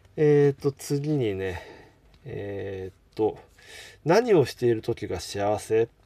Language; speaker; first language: Japanese; native; Japanese